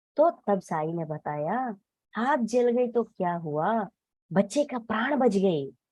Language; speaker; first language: Hindi; non-native, local second language; Telugu